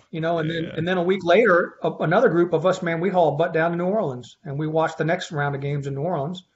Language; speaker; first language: English; native; English